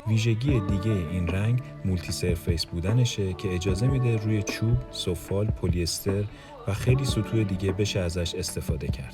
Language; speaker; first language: Persian; native; Persian